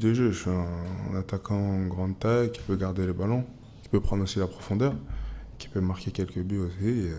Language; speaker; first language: French; native; French